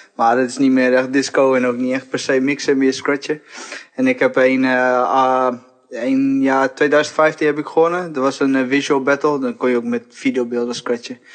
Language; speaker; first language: Dutch; early bilingual, other home language; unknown